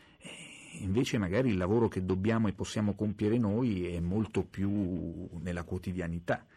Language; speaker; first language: Italian; native; Italian